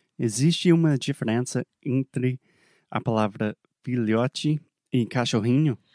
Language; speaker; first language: Portuguese; non-native, fluent; English